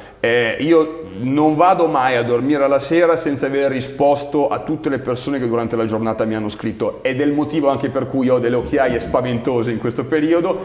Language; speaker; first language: Italian; native; Italian